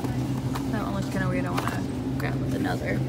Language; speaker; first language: English; native; English